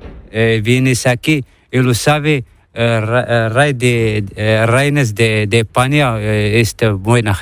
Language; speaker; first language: Spanish; non-native, learner; Arabic